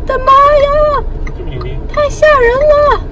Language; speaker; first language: Chinese; native; Chinese